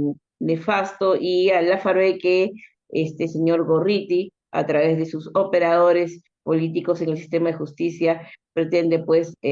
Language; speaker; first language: Spanish; native; Spanish